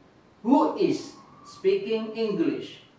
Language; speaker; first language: English; non-native, fluent; Indonesian